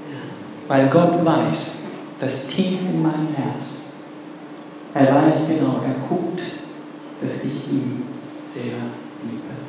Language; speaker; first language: German; non-native, fluent; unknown